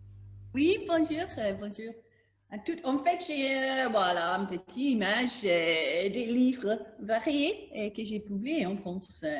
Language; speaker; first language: French; non-native, learner; English